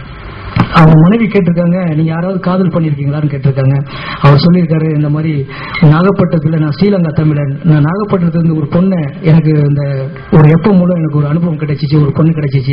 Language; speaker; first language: Tamil; native; Tamil